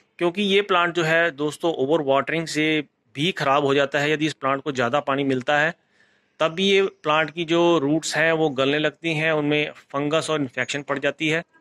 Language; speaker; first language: Hindi; native; Hindi